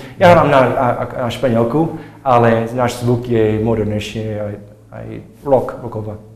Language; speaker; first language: Slovak; non-native, learner; English